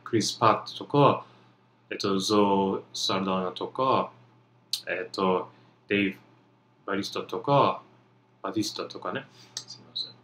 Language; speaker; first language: Japanese; non-native, fluent; English